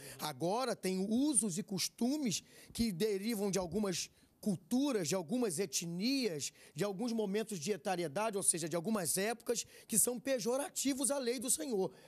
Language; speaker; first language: Portuguese; native; Portuguese